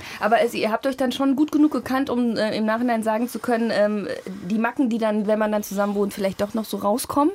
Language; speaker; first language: German; native; German